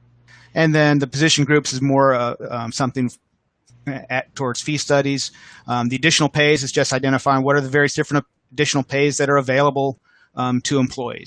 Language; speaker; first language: English; native; English